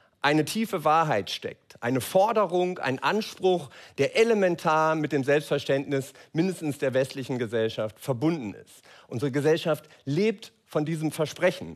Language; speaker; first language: German; native; German